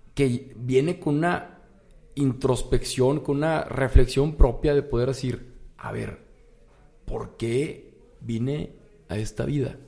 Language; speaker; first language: Spanish; native; Spanish